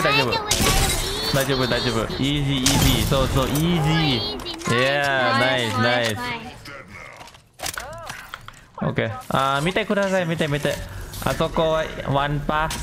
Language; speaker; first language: Japanese; non-native, learner; Thai